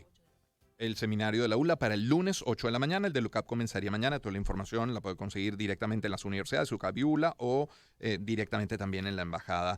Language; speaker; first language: Spanish; native; Spanish